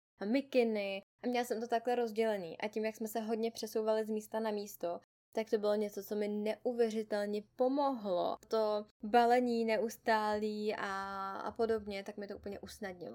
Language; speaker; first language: Czech; native; Czech